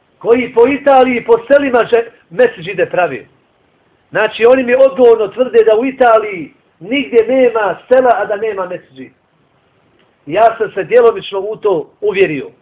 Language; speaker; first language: Bosnian; native; Bosnian